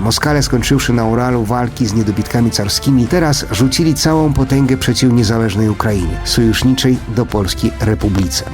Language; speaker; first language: Polish; non-native, fluent; Ukrainian